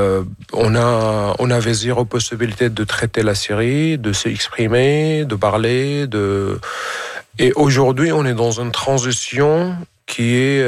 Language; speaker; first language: French; non-native, fluent; Arabic